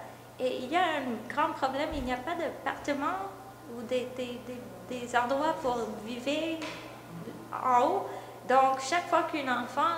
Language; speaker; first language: French; non-native, local second language; English